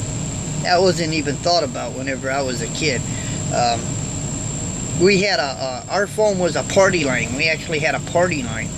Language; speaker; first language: English; native; English